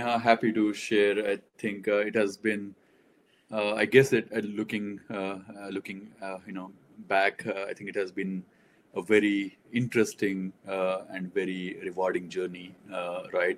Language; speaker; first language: English; non-native, local second language; Marathi